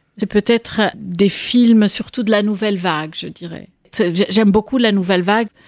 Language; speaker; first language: French; non-native, local second language; Arabic